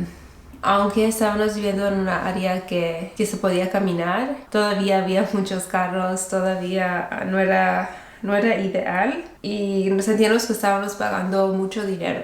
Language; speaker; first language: Spanish; early bilingual, heritage; Spanish